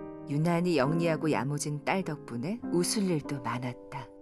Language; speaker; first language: Korean; native; Korean